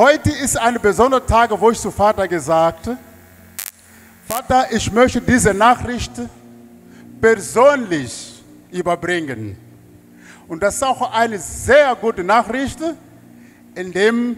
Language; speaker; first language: German; non-native, learner; Portuguese